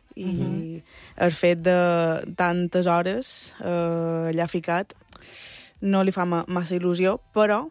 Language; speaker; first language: Catalan; early bilingual, other home language; Spanish